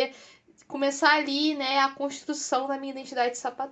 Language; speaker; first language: Portuguese; native; Portuguese